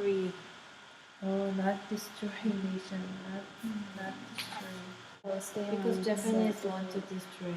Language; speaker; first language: English; non-native, learner; Korean